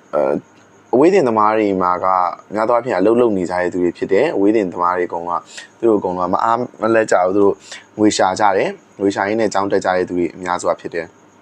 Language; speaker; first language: Burmese; native; Burmese